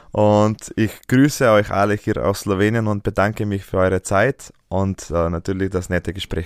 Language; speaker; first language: German; non-native, fluent; Slovenian